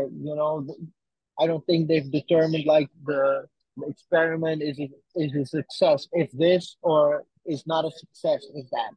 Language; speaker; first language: English; non-native, fluent; Dutch